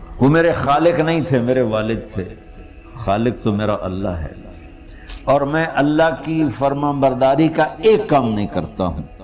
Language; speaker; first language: Urdu; non-native, local second language; Punjabi